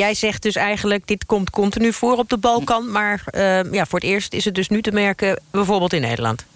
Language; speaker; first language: Dutch; native; Dutch